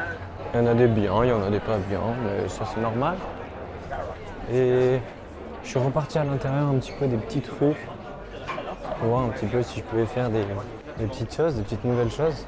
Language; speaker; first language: French; native; French